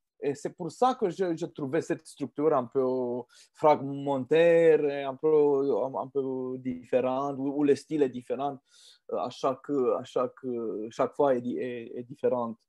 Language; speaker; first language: French; non-native, fluent; Romanian